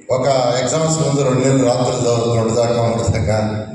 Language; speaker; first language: Telugu; native; Telugu